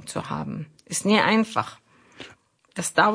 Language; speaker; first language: German; non-native, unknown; Arabic